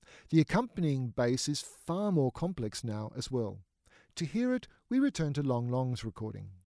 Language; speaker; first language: English; native; English